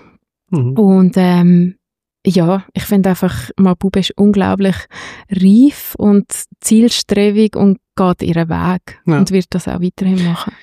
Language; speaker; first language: German; native; German